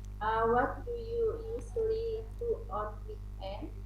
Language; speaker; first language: English; non-native, learner; Indonesian